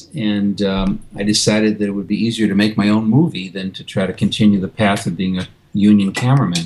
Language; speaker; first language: English; native; English